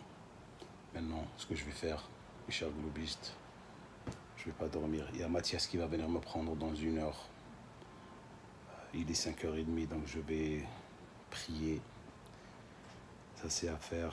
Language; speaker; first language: French; non-native, local second language; Arabic